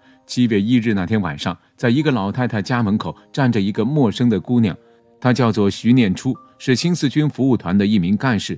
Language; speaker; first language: Chinese; native; Chinese